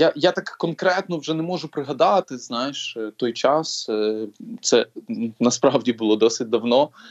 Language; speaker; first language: Ukrainian; non-native, local second language; Russian